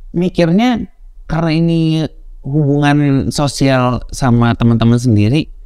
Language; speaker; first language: Indonesian; native; Indonesian